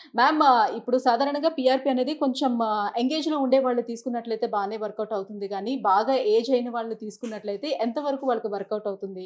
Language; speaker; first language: Telugu; native; Telugu